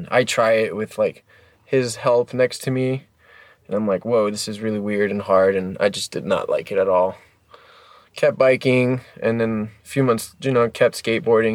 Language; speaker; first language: English; early bilingual, other home language; French